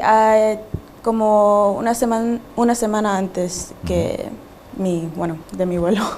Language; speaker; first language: Spanish; early bilingual, heritage; Spanish